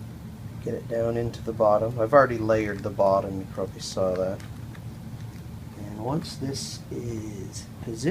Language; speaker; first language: English; native; English